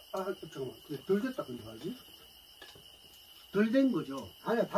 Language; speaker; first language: Korean; native; Korean